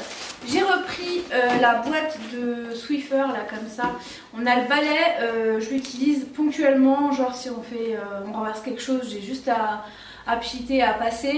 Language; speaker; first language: French; native; French